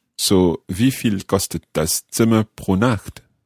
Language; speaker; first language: German; non-native, learner; English